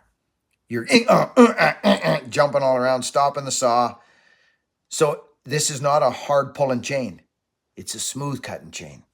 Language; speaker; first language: English; native; English